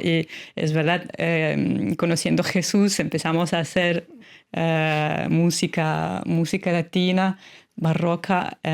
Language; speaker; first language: Spanish; non-native, fluent; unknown